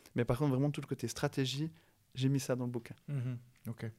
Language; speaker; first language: French; native; French